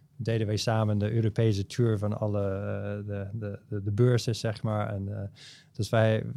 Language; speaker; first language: Dutch; non-native, fluent; English